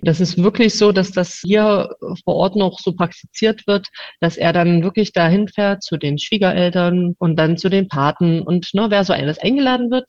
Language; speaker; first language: German; non-native, local second language; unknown